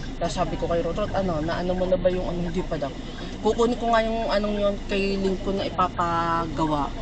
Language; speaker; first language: Filipino; native; Filipino